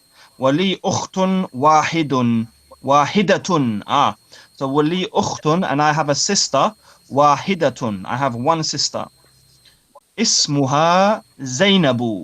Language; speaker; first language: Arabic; non-native, fluent; English